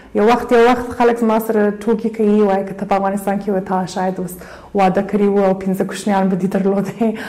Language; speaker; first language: Pashto; early bilingual, heritage; Pashto